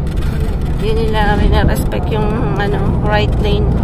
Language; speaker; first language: Filipino; native; Filipino